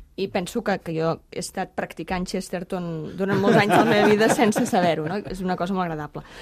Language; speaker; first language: Catalan; native; Catalan